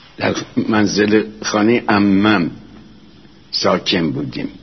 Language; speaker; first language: Persian; non-native, local second language; Azerbaijani